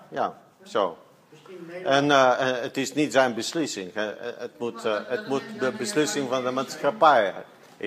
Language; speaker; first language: Dutch; non-native, fluent; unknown